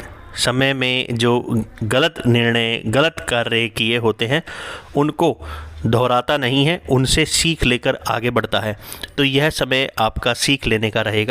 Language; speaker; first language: Hindi; native; Hindi